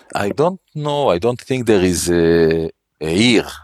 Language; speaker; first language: English; non-native, learner; Hebrew